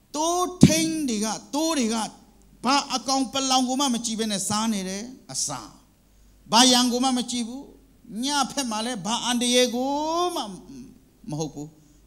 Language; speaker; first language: Burmese; non-native, local second language; Kachin